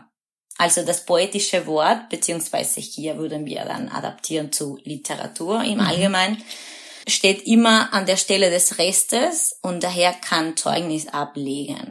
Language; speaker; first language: German; non-native, fluent; Spanish